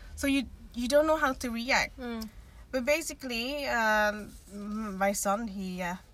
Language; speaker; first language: English; non-native, fluent; Dutch